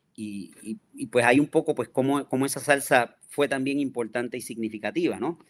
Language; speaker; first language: Spanish; native; Spanish